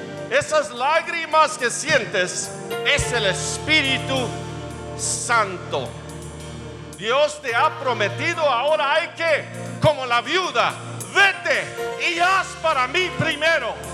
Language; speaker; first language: Spanish; non-native, fluent; English